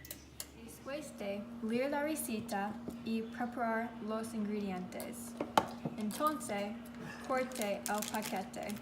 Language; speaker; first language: Spanish; non-native, learner; English